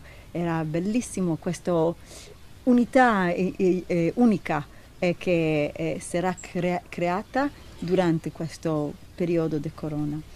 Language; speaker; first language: Italian; non-native, learner; Hebrew